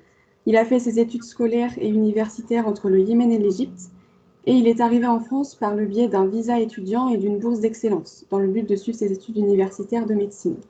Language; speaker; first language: French; native; French